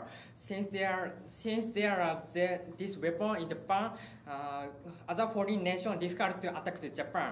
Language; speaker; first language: English; non-native, learner; Japanese